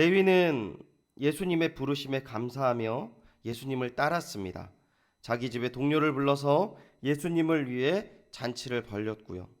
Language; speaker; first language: Korean; native; Korean